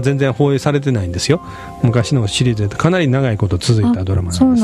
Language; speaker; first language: Japanese; native; Japanese